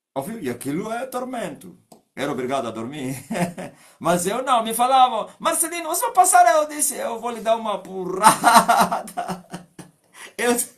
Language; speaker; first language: Portuguese; non-native, local second language; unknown